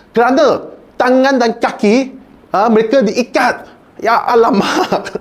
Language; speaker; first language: Malay; non-native, local second language; Chinese